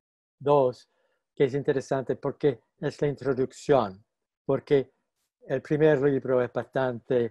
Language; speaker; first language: Spanish; non-native, fluent; English